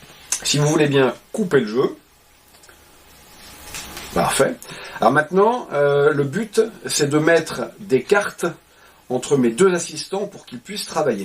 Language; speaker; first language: French; native; French